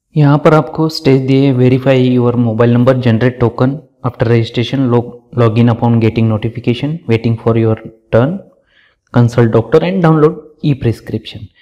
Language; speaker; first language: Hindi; non-native, local second language; Marathi